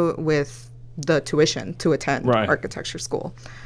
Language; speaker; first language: English; early bilingual, other home language; Spanish